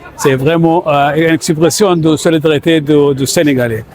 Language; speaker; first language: French; non-native, fluent; Arabic